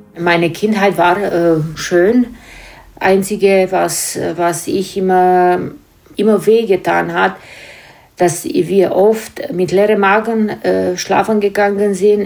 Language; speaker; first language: German; non-native, fluent; Romanian